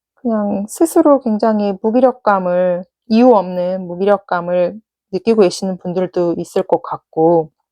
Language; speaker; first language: Korean; native; Korean